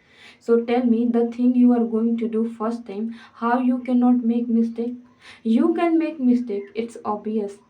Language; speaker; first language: English; non-native, fluent; Hindi